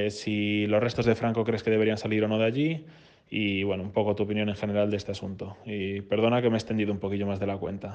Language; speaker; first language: Spanish; native; Spanish